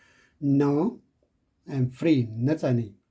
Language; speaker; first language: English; non-native, fluent; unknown